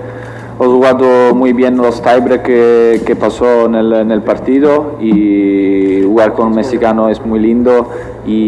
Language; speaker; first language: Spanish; non-native, learner; Italian